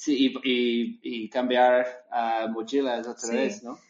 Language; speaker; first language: Spanish; non-native, learner; English